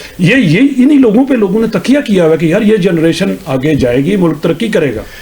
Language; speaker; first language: Urdu; non-native, local second language; Punjabi